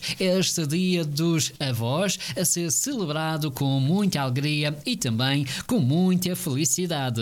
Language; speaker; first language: Portuguese; native; Portuguese